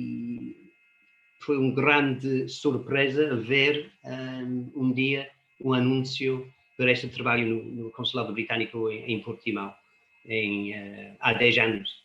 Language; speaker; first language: Portuguese; non-native, fluent; English